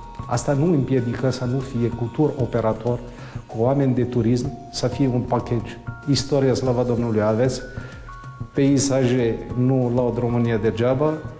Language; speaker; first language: Romanian; non-native, fluent; Arabic